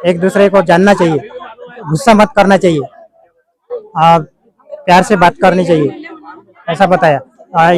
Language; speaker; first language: Hindi; non-native, local second language; Marathi